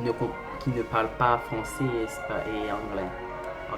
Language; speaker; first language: French; non-native, local second language; Comorian